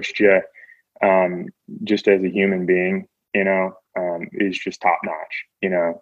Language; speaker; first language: English; native; English